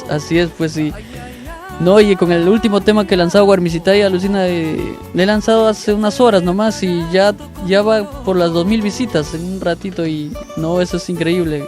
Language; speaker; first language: Spanish; native; Spanish